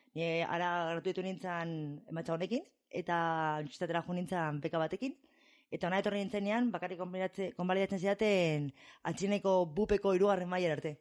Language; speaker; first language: Basque; non-native, fluent; English